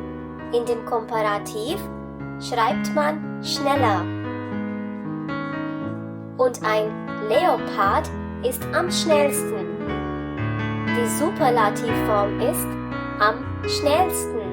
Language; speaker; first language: German; non-native, fluent; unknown